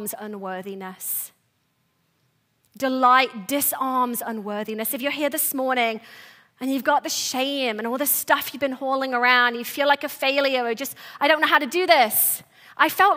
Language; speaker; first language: English; native; English